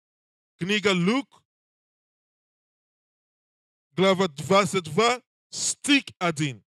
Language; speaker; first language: Russian; non-native, learner; English